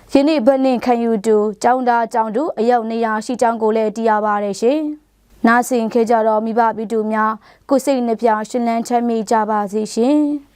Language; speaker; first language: Burmese; non-native, local second language; Kachin